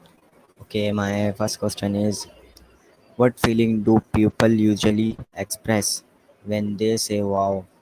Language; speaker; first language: English; non-native, learner; Urdu